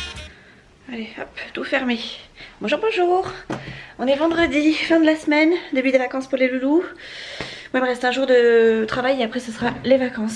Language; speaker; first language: French; native; French